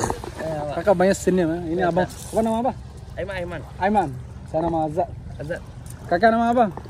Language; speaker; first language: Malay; non-native, learner; Bangla